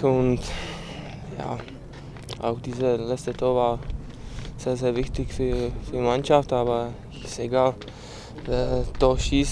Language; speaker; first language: German; non-native, learner; Czech